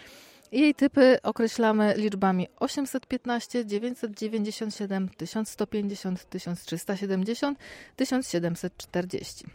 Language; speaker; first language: Polish; native; Polish